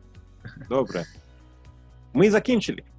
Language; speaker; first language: Ukrainian; non-native, fluent; Italian